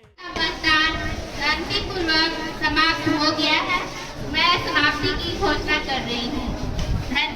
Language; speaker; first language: Hindi; native; Hindi